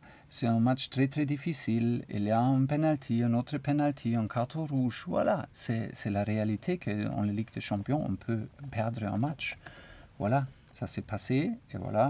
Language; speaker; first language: French; non-native, learner; German